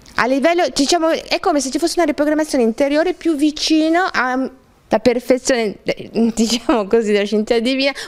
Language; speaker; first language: Italian; native; Italian